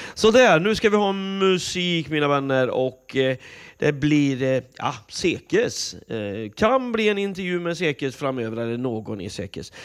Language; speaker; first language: Swedish; native; Swedish